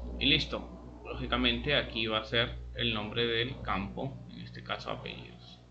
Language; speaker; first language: Spanish; native; Spanish